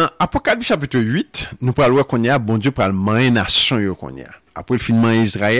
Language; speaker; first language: French; non-native, local second language; Haitian Creole